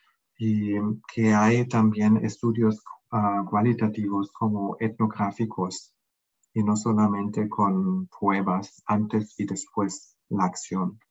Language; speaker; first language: Spanish; non-native, fluent; German